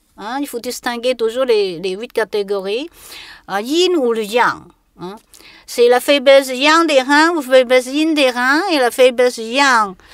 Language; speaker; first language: French; non-native, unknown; Chinese